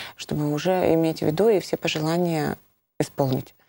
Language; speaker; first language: Russian; native; Russian